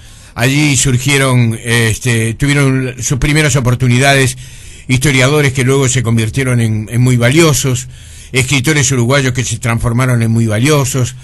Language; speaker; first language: Spanish; native; Spanish